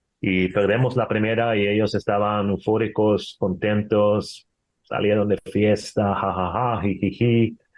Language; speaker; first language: Spanish; non-native, fluent; Swedish